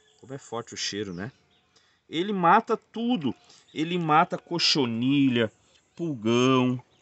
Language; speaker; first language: Portuguese; native; Portuguese